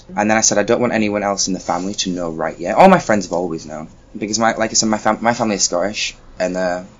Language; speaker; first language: English; native; English